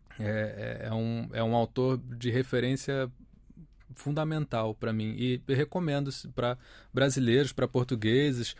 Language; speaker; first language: Portuguese; native; Portuguese